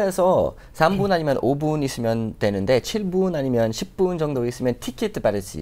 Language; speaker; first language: Korean; non-native, fluent; English